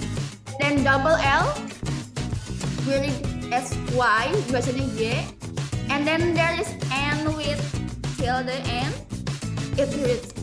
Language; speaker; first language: English; non-native, local second language; Indonesian